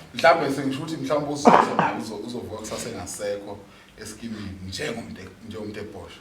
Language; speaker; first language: Zulu; native; Zulu